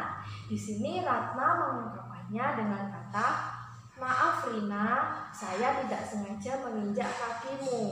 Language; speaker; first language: Indonesian; native; Indonesian